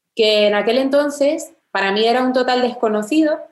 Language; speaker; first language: Spanish; native; Spanish